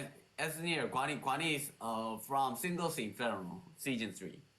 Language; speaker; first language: English; non-native, learner; Korean